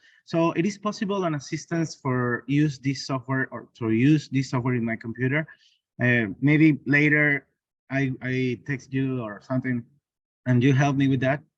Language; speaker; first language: English; non-native, learner; Spanish